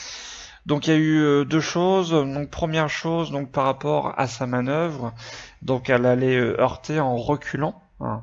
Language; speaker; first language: French; native; French